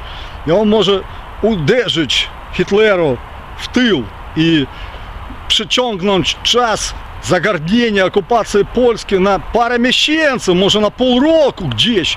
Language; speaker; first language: Polish; early bilingual, heritage; Ukrainian